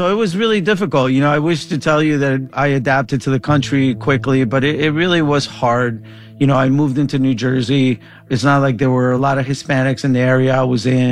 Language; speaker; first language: English; early bilingual, other home language; Spanish